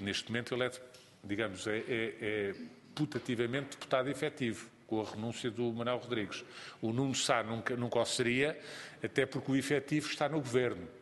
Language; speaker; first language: Portuguese; native; Portuguese